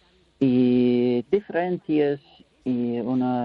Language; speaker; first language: Spanish; non-native, learner; English